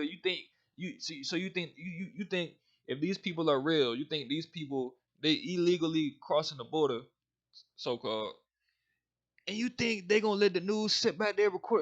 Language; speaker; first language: English; native; English